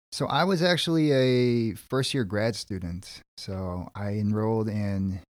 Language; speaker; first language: English; native; English